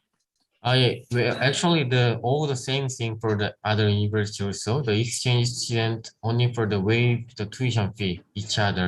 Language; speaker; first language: English; non-native, learner; Korean